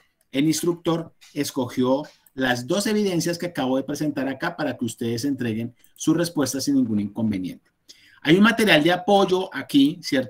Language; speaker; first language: Spanish; native; Spanish